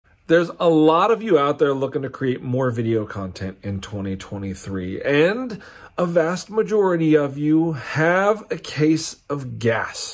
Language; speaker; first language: English; native; English